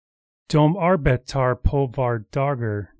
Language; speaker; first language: Swedish; non-native, learner; English